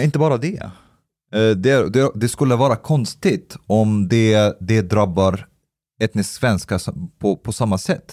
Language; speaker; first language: Swedish; early bilingual, other home language; Arabic